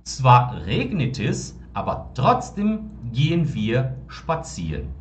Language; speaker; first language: German; non-native, fluent; Portuguese